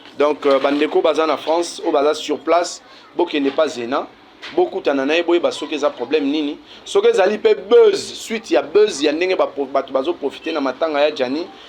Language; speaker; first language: Lingala; native; Lingala